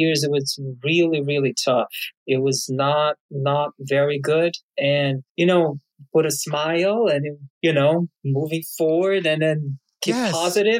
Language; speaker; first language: English; non-native, fluent; Portuguese